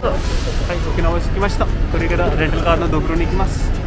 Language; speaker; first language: Japanese; non-native, learner; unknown